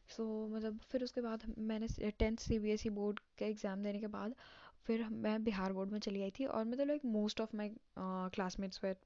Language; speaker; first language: Hindi; native; Hindi